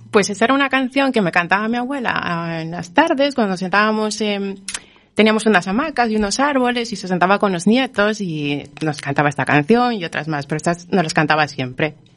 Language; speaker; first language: Spanish; native; Spanish